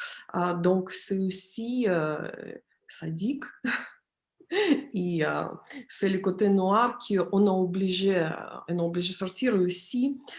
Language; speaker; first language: French; non-native, fluent; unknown